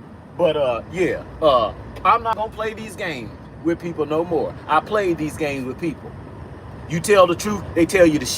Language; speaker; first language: English; native; English